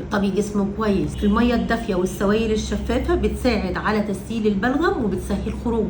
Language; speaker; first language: Arabic; native; Arabic